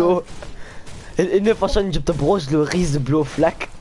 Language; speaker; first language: German; non-native, local second language; Luxembourgish